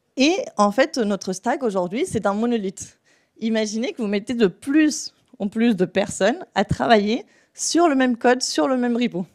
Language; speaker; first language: French; non-native, fluent; Spanish